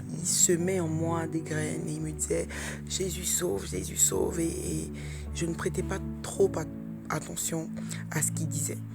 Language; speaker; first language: French; early bilingual, other home language; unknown